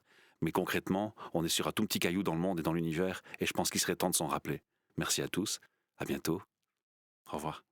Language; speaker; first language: French; native; French